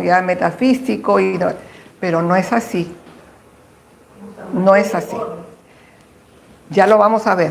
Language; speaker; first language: Spanish; native; Spanish